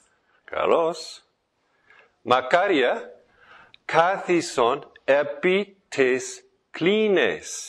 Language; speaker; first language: Greek; non-native, fluent; English